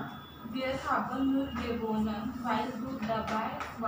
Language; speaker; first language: German; non-native, learner; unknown